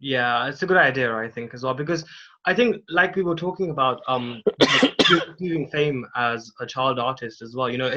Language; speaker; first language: English; non-native, local second language; Hindi